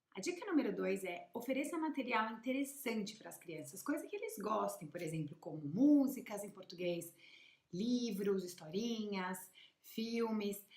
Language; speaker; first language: Portuguese; native; Portuguese